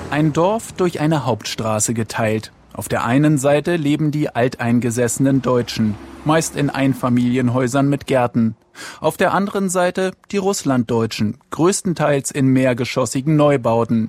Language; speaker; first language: German; native; German